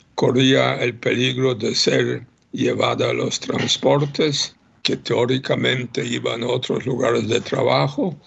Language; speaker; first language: Spanish; non-native, fluent; Polish